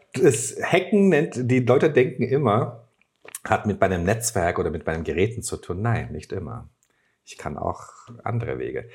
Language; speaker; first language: German; non-native, fluent; Turkish